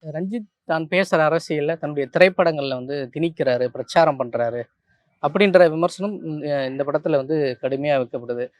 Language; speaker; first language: Tamil; native; Tamil